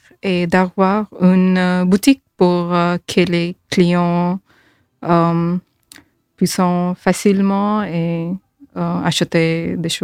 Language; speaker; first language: French; non-native, fluent; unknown